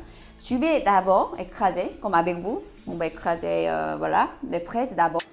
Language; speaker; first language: French; non-native, learner; Korean